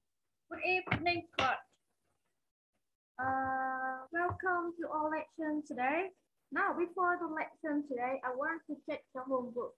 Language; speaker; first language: English; non-native, learner; Vietnamese